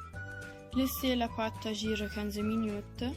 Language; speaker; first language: French; non-native, learner; Italian